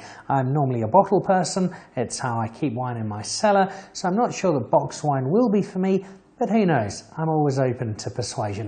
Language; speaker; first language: English; native; English